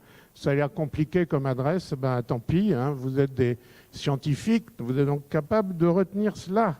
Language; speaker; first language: French; native; French